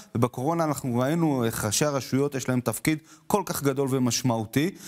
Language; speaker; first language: Hebrew; native; Hebrew